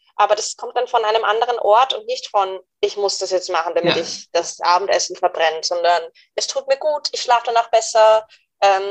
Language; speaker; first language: German; non-native, fluent; English